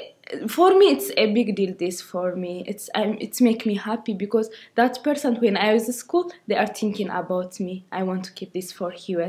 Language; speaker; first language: English; non-native, learner; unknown